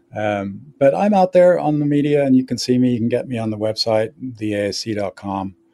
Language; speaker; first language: English; native; English